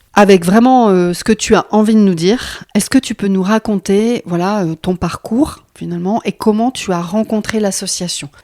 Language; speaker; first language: French; native; French